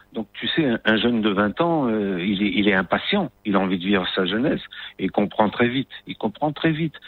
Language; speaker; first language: French; non-native, local second language; Arabic